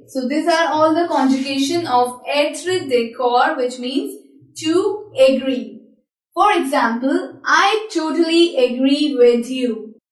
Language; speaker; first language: English; non-native, local second language; Hindi